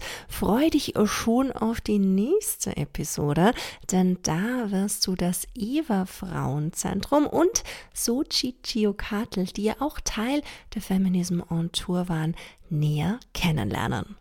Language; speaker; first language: German; native; German